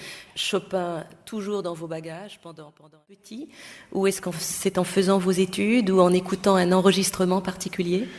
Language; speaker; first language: French; native; French